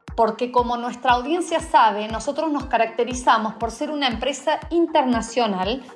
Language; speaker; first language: Spanish; native; Spanish